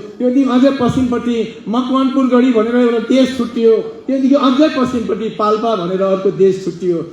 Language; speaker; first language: Nepali; native; Nepali